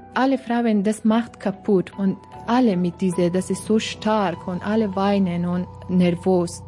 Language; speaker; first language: German; non-native, learner; Persian